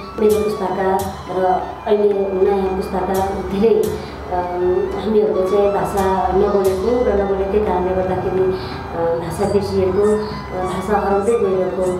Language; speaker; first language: Nepali; non-native, local second language; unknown